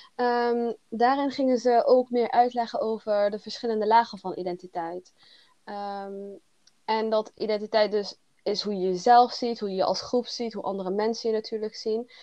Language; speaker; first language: Dutch; early bilingual, other home language; Somali